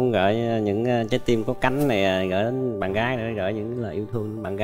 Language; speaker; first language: Vietnamese; native; Vietnamese